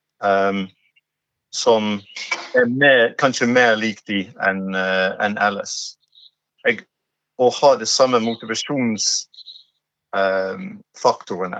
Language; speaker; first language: Norwegian; non-native, fluent; English